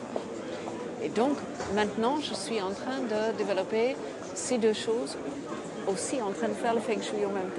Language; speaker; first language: French; non-native, fluent; English